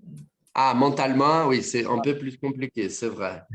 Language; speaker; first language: French; non-native, fluent; Portuguese